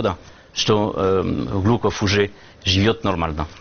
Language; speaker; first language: Russian; non-native, learner; French